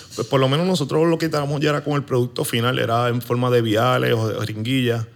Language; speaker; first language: Spanish; native; Spanish